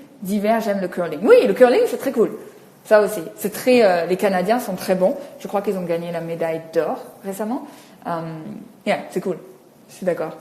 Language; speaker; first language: French; native; French